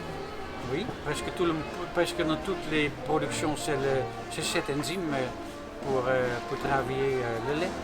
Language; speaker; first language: French; non-native, fluent; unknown